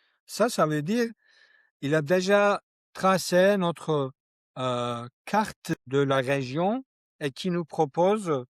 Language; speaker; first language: French; non-native, learner; Kurdish